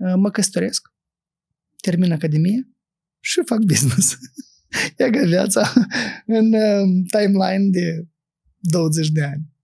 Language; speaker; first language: Romanian; native; Romanian